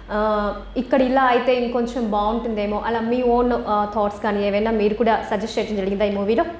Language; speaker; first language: Telugu; native; Telugu